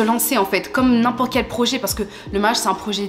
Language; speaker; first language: French; early bilingual, other home language; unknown